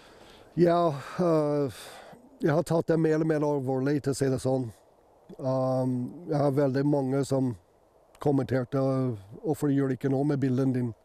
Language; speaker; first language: Norwegian; non-native, fluent; English